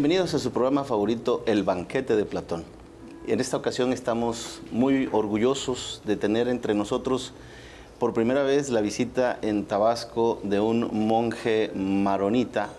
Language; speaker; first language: Spanish; native; Spanish